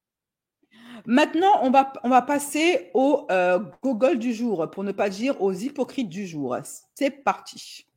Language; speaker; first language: French; native; French